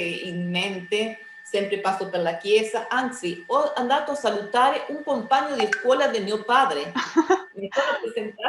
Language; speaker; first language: Italian; early bilingual, heritage; Spanish